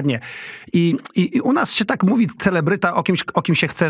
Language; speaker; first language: Polish; native; Polish